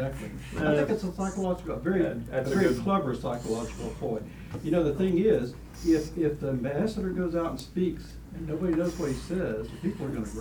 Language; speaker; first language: English; native; English